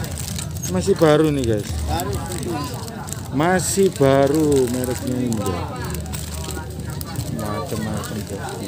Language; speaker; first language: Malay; non-native, local second language; Javanese